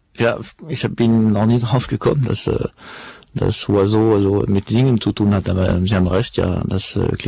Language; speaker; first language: German; non-native, fluent; French